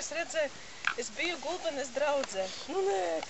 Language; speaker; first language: Latvian; native; Latvian